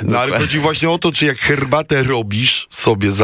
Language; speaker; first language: Polish; native; Polish